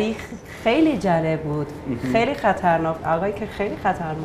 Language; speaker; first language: Persian; non-native, learner; Spanish